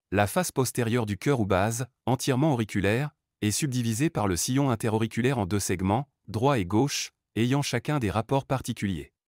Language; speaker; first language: French; non-native, local second language; Arabic